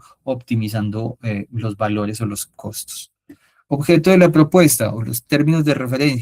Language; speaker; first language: Spanish; native; Spanish